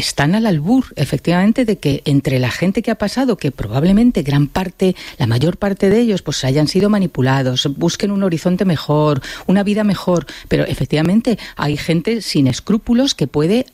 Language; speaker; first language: Spanish; native; Spanish